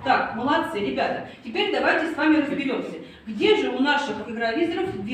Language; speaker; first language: Russian; native; Russian